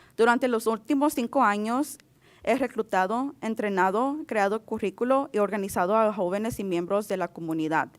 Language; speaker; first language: Spanish; early bilingual, other home language; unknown